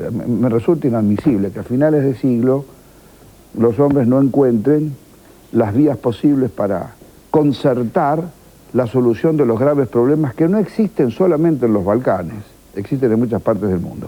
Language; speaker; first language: Spanish; native; Spanish